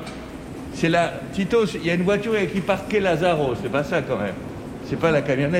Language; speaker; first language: French; native; French